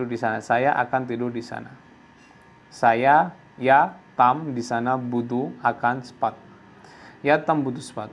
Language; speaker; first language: Indonesian; native; Indonesian